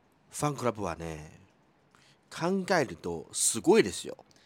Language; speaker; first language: Japanese; non-native, fluent; Chinese